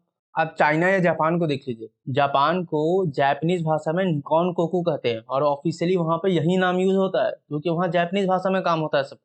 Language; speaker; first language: Hindi; native; Hindi